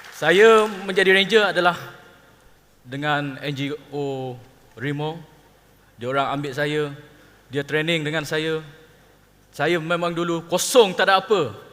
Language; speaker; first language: Malay; non-native, local second language; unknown